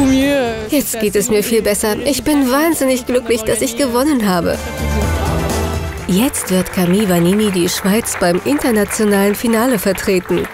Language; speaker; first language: German; native; German